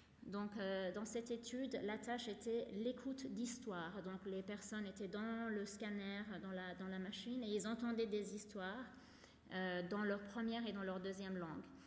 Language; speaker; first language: French; non-native, fluent; English